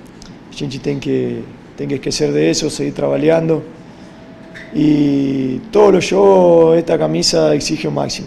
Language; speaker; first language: Portuguese; non-native, fluent; Spanish